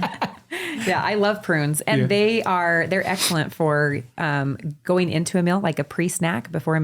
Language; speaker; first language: English; native; English